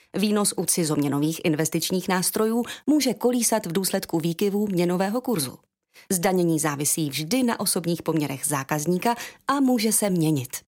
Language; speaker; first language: Czech; native; Czech